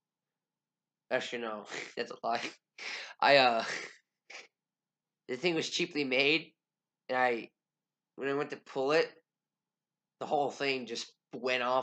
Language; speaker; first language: English; native; English